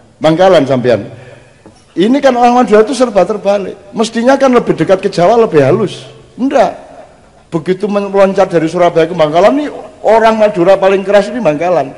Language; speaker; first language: Indonesian; non-native, local second language; Javanese